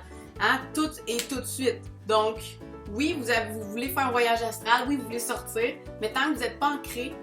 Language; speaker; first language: French; native; French